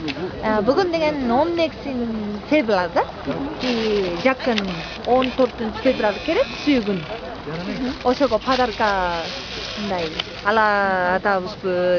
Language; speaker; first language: Kyrgyz; non-native, learner; Japanese